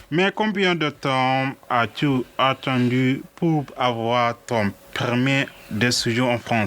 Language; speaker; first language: French; non-native, learner; Arabic